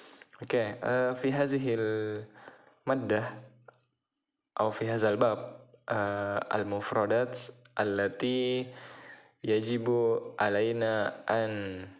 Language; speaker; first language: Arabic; non-native, learner; Indonesian